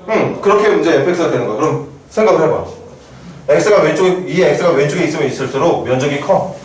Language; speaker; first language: Korean; native; Korean